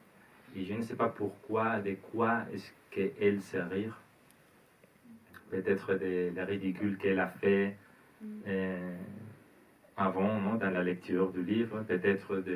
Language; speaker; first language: French; non-native, learner; Spanish